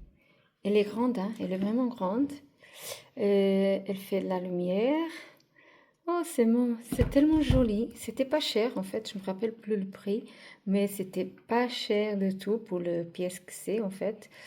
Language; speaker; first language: French; non-native, fluent; Portuguese